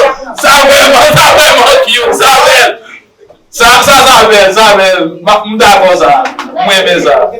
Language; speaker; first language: French; non-native, learner; Haitian Creole